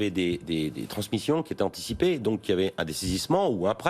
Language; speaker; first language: French; native; French